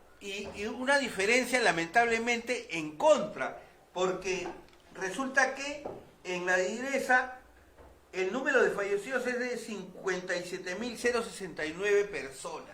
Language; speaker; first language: Spanish; native; Spanish